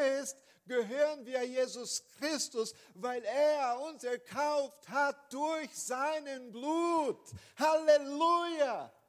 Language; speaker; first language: German; non-native, fluent; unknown